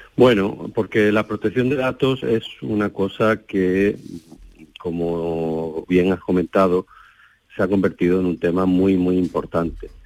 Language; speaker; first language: Spanish; native; Spanish